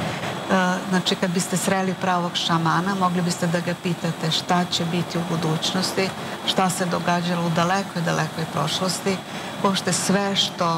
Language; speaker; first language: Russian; non-native, learner; Serbian